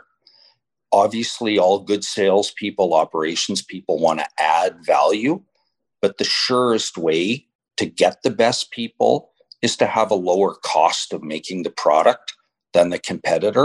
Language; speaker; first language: English; native; English